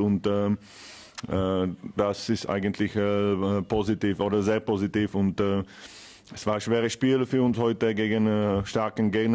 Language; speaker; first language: German; non-native, fluent; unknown